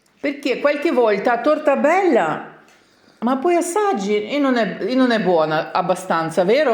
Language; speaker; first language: Italian; non-native, learner; Ukrainian